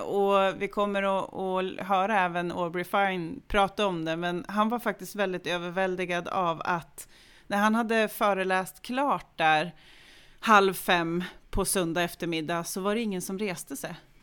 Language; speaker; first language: Swedish; native; Swedish